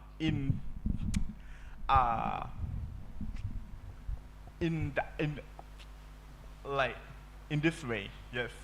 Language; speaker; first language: English; non-native, learner; Thai